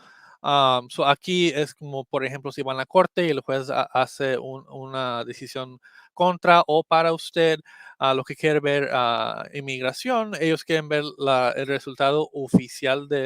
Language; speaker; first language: Spanish; early bilingual, heritage; Spanish